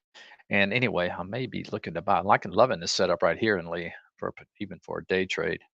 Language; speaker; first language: English; native; English